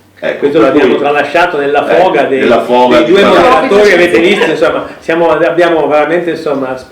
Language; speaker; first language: Italian; native; Italian